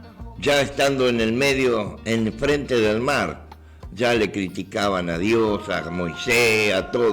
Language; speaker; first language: Spanish; native; Spanish